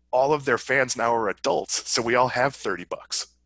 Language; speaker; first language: English; native; English